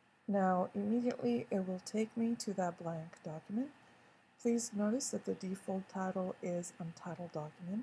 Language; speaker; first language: English; native; English